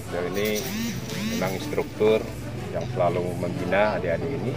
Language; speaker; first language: Indonesian; native; Indonesian